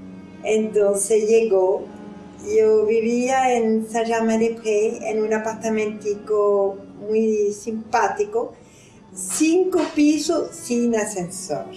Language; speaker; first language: Spanish; non-native, fluent; French